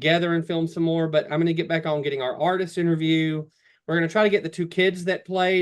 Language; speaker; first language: English; native; English